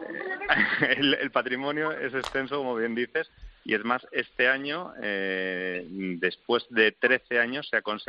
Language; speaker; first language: Spanish; native; Spanish